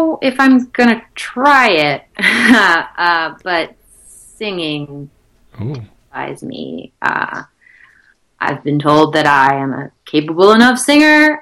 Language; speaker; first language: English; native; English